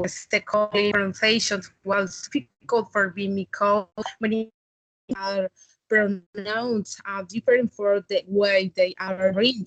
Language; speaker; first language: English; non-native, learner; Spanish